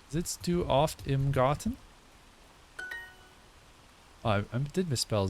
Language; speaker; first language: German; non-native, learner; English